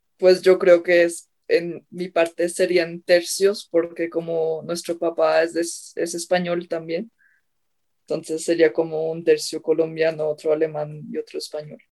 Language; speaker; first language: Spanish; early bilingual, heritage; Spanish